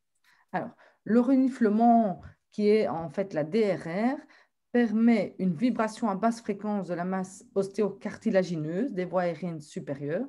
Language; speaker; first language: French; native; French